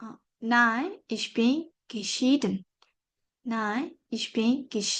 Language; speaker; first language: German; non-native, fluent; Burmese